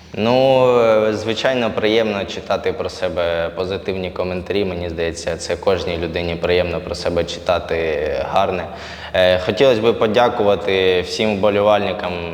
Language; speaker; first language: Ukrainian; native; Ukrainian